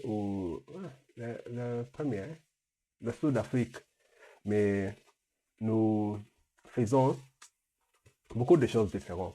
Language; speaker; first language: French; non-native, learner; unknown